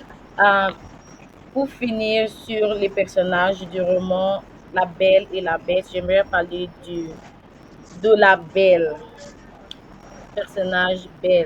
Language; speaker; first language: French; non-native, learner; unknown